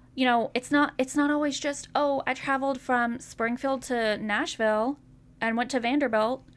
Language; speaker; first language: English; native; English